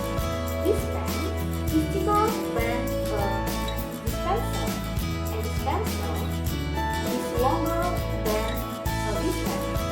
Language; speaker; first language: English; non-native, learner; Indonesian